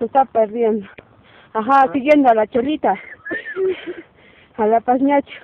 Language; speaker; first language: Spanish; native; Spanish